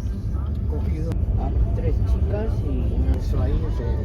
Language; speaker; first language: Spanish; native; Spanish